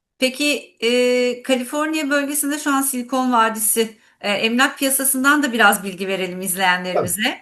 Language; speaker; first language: Turkish; native; Turkish